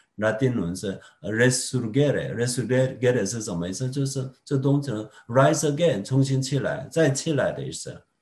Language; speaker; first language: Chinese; non-native, fluent; Korean